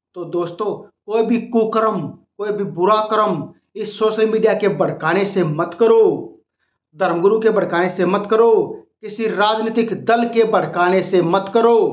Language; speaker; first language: Hindi; native; Hindi